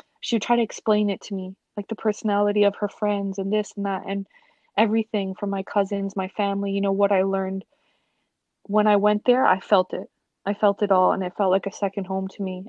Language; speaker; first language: English; early bilingual, other home language; Spanish